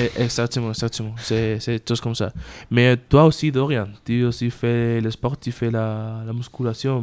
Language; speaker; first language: French; non-native, learner; Spanish